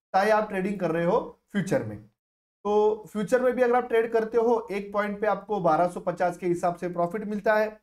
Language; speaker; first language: Hindi; non-native, local second language; Marathi